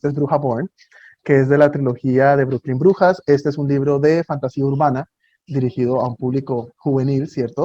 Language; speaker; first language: Spanish; native; Spanish